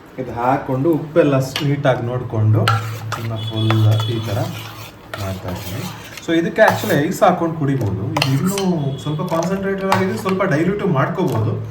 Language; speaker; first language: Kannada; non-native, local second language; Tulu